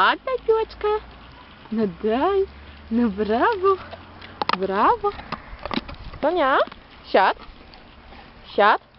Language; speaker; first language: Polish; native; Polish